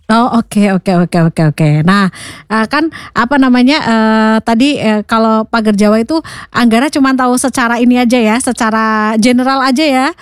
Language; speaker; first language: Indonesian; native; Indonesian